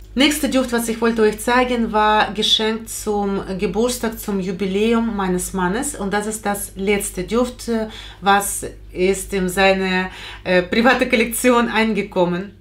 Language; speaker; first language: German; non-native, fluent; Russian